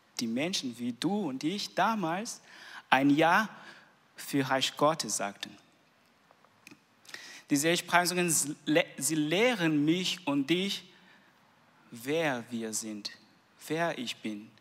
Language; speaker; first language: German; non-native, learner; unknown